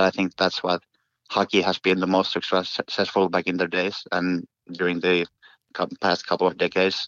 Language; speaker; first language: English; non-native, fluent; Finnish